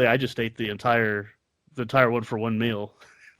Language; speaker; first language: English; native; English